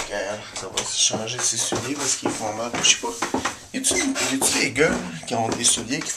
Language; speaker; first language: French; native; French